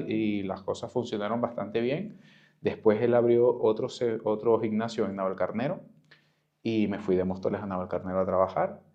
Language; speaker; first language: Spanish; native; Spanish